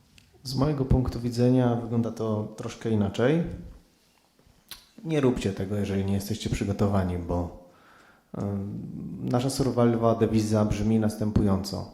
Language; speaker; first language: Polish; native; Polish